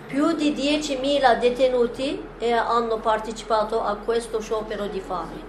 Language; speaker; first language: Italian; non-native, fluent; Turkish